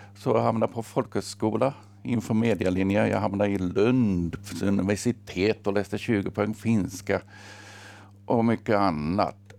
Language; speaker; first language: Swedish; early bilingual, other home language; Finnish